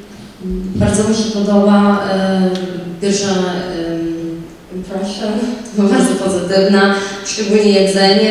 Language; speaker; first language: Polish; early bilingual, heritage; Polish